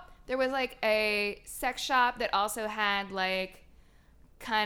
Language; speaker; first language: English; native; English